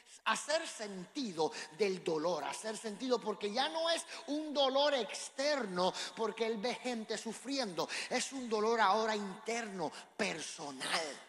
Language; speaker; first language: Spanish; native; Spanish